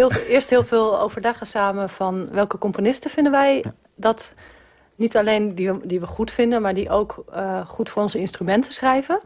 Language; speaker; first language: Dutch; native; Dutch